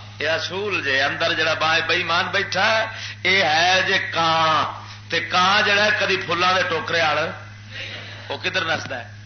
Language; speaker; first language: Urdu; native; Urdu